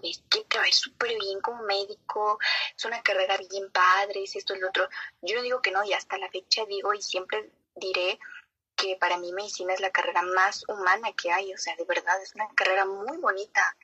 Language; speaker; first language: Spanish; native; Spanish